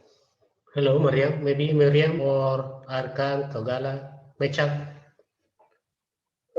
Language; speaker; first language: English; non-native, learner; Indonesian